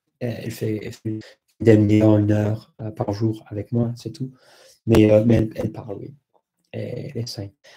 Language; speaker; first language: French; non-native, fluent; English